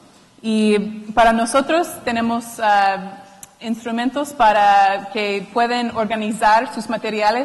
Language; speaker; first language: Spanish; non-native, fluent; English